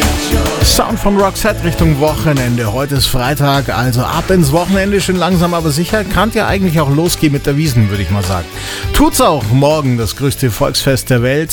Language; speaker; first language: German; native; German